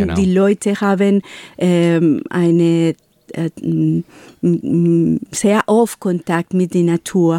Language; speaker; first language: German; non-native, learner; Spanish